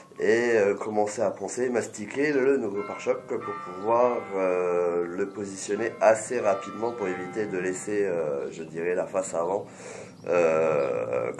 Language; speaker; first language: French; native; French